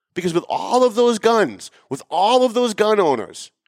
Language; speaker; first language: English; native; English